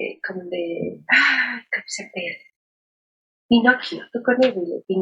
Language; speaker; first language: French; non-native, learner; Spanish